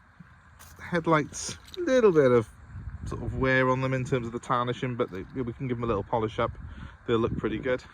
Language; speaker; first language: English; native; English